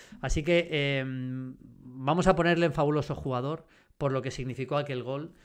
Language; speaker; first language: Spanish; native; Spanish